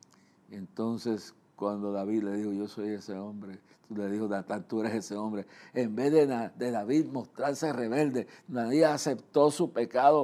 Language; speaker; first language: Spanish; native; Spanish